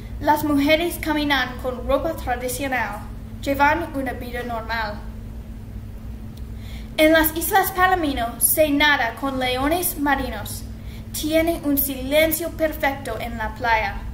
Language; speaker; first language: Spanish; non-native, learner; English